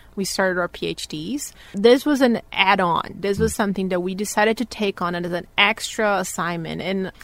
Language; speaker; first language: English; non-native, fluent; Portuguese